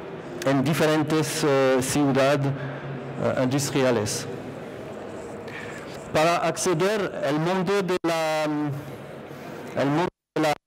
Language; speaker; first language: Spanish; non-native, fluent; French